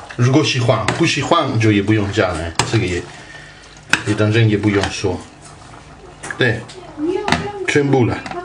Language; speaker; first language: Chinese; non-native, fluent; Italian